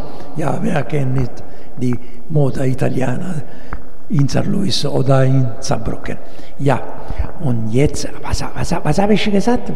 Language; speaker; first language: German; non-native, learner; Italian